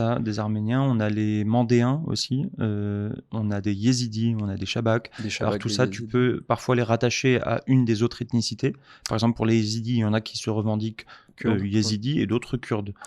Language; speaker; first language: French; native; French